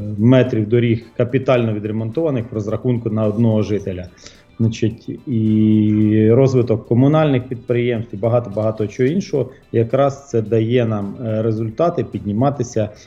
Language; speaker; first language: Ukrainian; native; Ukrainian